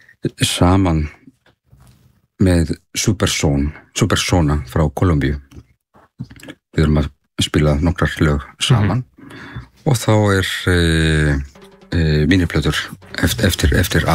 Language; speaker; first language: Icelandic; non-native, learner; Spanish